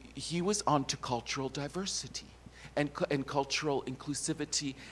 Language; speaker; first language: English; native; English